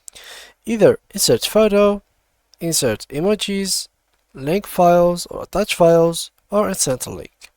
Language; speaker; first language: English; non-native, fluent; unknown